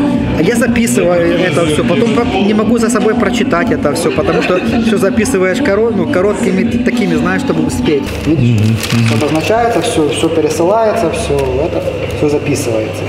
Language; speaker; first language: Russian; native; Russian